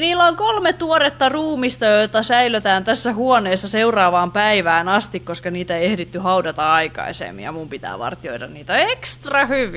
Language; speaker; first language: Finnish; native; Finnish